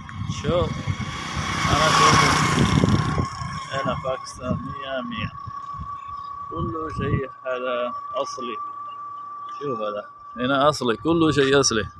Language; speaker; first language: Arabic; non-native, learner; Saraiki